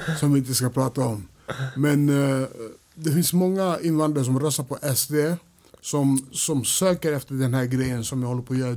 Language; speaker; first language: Swedish; early bilingual, other home language; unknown